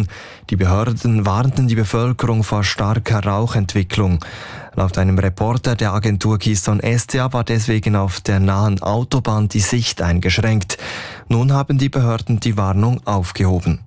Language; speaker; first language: German; native; German